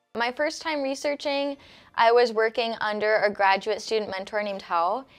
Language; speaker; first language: English; native; English